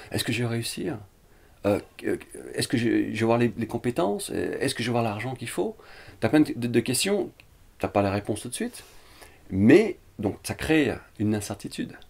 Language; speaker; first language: French; early bilingual, other home language; Vietnamese